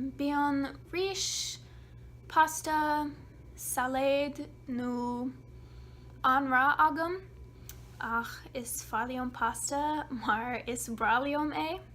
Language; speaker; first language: Irish; non-native, learner; English